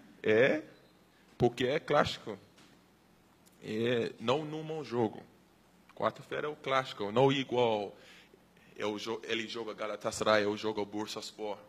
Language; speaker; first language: Portuguese; non-native, learner; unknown